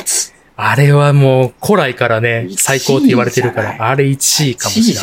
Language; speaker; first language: Japanese; native; Japanese